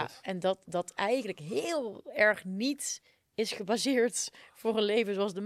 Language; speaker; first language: Dutch; native; Dutch